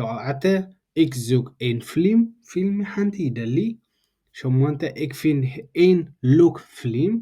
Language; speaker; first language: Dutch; non-native, learner; Tigrinya